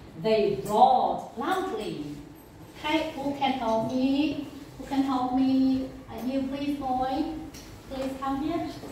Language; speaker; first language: English; non-native, fluent; Vietnamese